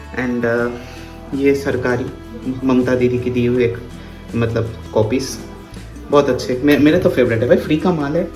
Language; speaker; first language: Hindi; non-native, local second language; Bangla